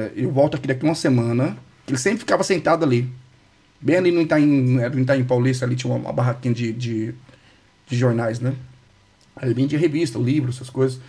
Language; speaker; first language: Portuguese; native; Portuguese